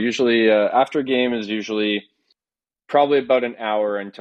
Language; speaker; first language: English; native; English